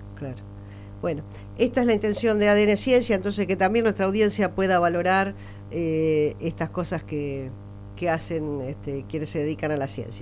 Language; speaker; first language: Spanish; native; Spanish